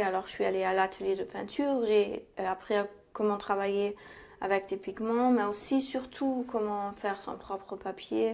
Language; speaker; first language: French; non-native, fluent; German